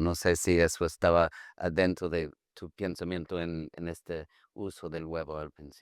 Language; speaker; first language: Spanish; non-native, fluent; English